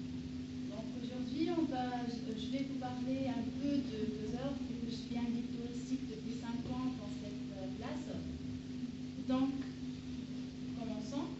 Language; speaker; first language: French; non-native, local second language; Arabic